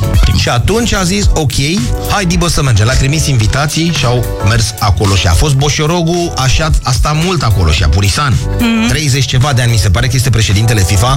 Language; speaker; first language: Romanian; native; Romanian